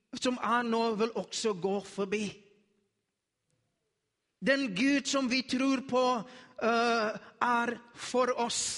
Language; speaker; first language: Norwegian; non-native, learner; Afrikaans